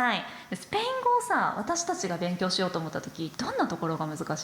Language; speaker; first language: Japanese; native; Japanese